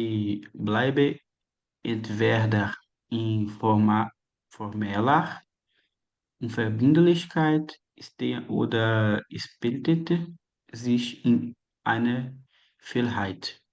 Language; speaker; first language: German; non-native, learner; Portuguese